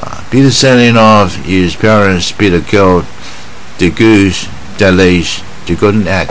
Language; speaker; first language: English; non-native, fluent; Chinese